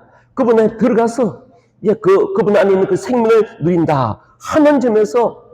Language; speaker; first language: Korean; native; Korean